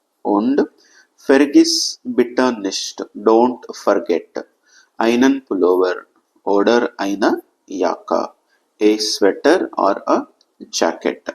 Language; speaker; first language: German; non-native, fluent; Telugu